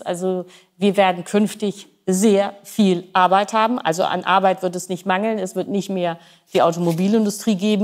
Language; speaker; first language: German; native; German